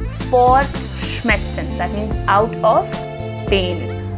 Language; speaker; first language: English; non-native, local second language; Hindi